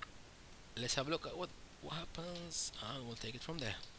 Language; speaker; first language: English; non-native, fluent; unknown